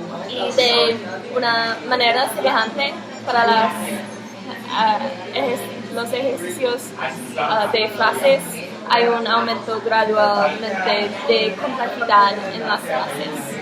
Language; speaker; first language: Spanish; non-native, learner; English